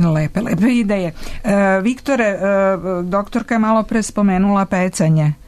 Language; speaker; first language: Serbian; native; Serbian